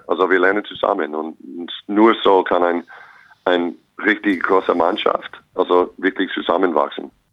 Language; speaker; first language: German; non-native, fluent; English